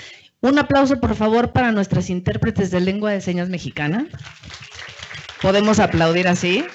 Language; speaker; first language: Spanish; native; Spanish